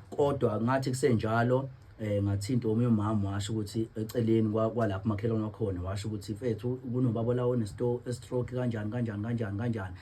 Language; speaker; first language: Zulu; native; Zulu